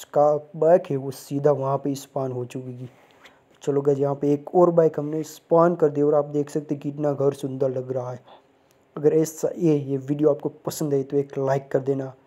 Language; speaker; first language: Hindi; non-native, local second language; Gujarati